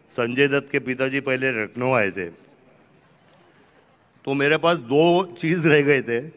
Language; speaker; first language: Hindi; native; Hindi